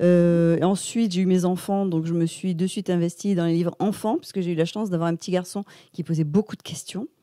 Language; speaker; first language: French; native; French